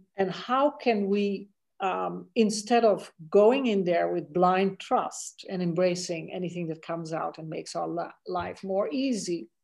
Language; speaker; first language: English; non-native, fluent; Dutch